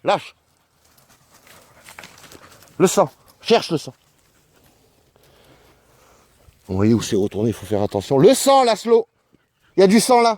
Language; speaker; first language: French; native; French